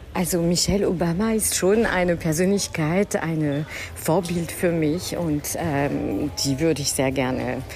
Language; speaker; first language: German; non-native, fluent; French